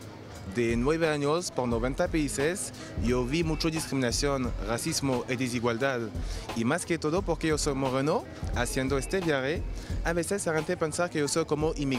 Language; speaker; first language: Spanish; non-native, fluent; French